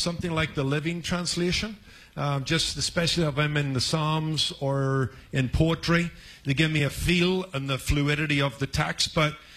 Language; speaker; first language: English; native; English